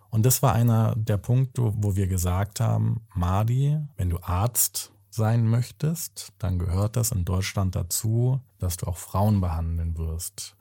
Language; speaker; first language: German; native; German